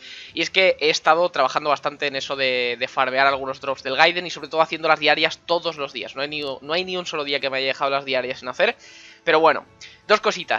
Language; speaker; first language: Spanish; native; Spanish